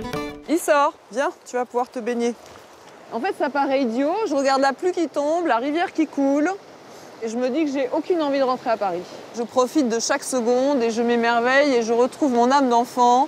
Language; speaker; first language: French; native; French